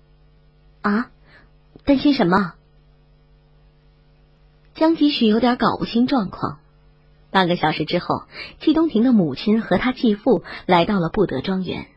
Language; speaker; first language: Chinese; native; Chinese